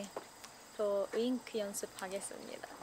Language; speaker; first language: Korean; non-native, fluent; Japanese